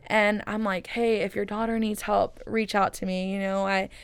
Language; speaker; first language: English; early bilingual, other home language; Spanish